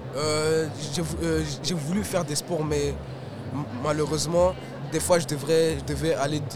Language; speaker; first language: French; native; French